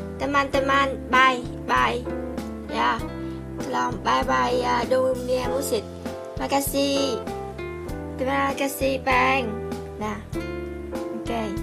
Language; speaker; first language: Indonesian; non-native, learner; Vietnamese